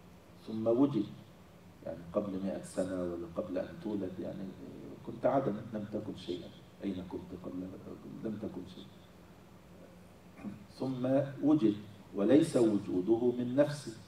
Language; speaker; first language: Arabic; native; Arabic